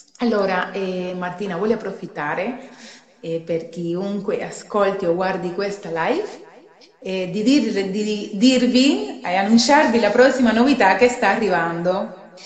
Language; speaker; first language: Italian; non-native, fluent; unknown